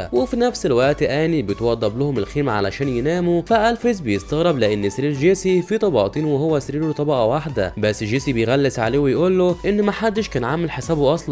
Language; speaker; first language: Arabic; native; Arabic